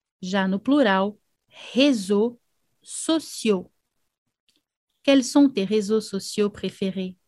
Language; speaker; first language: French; non-native, fluent; Portuguese